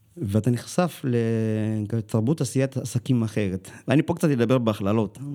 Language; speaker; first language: Hebrew; early bilingual, other home language; Amharic